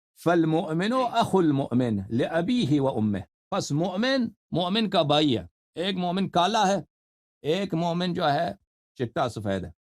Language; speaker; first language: Urdu; non-native, fluent; Persian